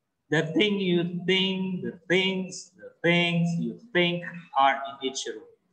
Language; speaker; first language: English; non-native, fluent; Indonesian